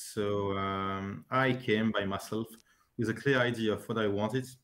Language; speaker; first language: English; non-native, fluent; French